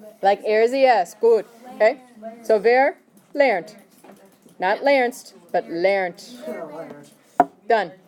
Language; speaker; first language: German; non-native, fluent; English